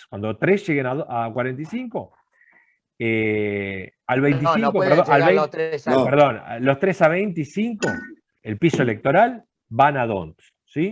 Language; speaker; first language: Spanish; native; Spanish